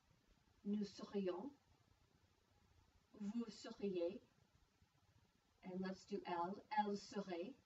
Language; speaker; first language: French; non-native, fluent; English